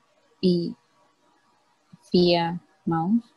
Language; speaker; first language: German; non-native, learner; Spanish